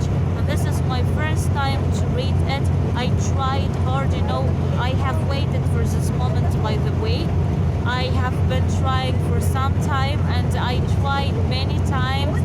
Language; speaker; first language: English; non-native, learner; Arabic